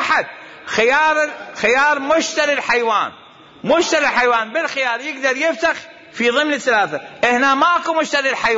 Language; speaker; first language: Arabic; native; Arabic